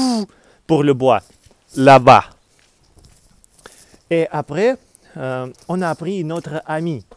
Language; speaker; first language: French; non-native, learner; Russian